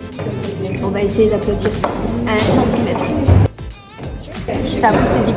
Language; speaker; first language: French; native; French